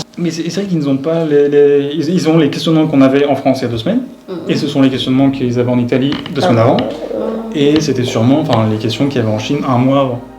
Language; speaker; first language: French; native; French